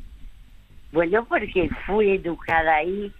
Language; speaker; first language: Spanish; early bilingual, other home language; French